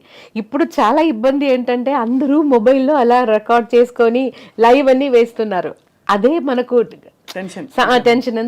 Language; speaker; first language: Telugu; non-native, fluent; Malayalam